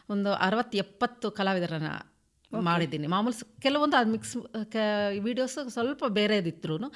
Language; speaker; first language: Kannada; non-native, local second language; Telugu